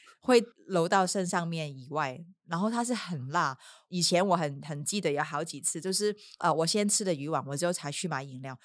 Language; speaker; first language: Chinese; non-native, local second language; Cantonese